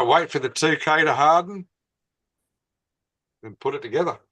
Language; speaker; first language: English; native; English